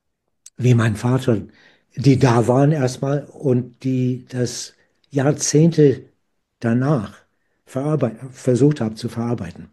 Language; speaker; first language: German; non-native, fluent; English